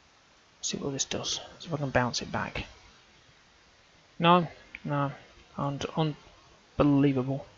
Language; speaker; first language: English; native; English